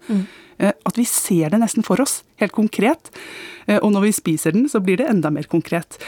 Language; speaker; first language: Norwegian; native; Norwegian